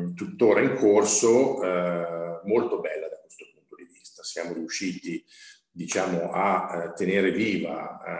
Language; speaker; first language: Italian; native; Italian